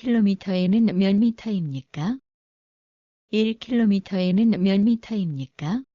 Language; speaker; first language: Korean; non-native, learner; Bangla